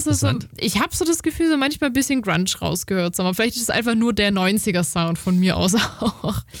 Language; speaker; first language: German; native; German